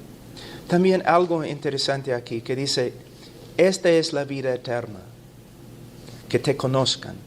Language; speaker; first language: Spanish; non-native, fluent; English